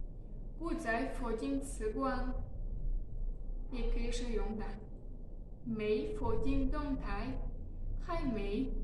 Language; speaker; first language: Chinese; non-native, learner; Tajik